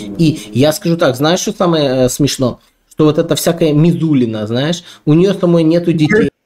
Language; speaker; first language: Russian; native; Russian